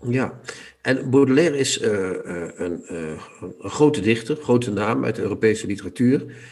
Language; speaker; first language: Dutch; native; Dutch